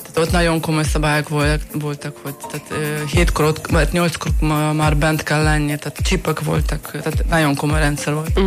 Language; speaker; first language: Hungarian; non-native, fluent; Russian